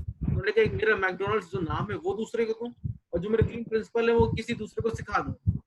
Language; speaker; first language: Hindi; native; Hindi